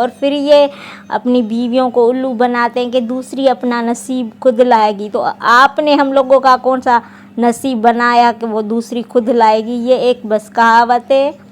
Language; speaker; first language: Urdu; non-native, local second language; Sindhi